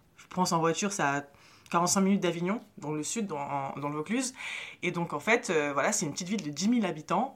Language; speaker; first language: French; early bilingual, other home language; Arabic